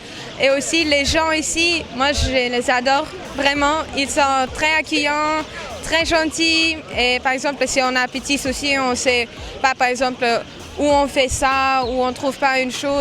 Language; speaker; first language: French; non-native, local second language; Luxembourgish